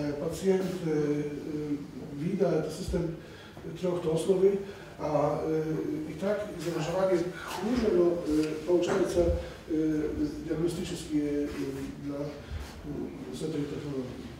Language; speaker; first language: Polish; non-native, learner; Russian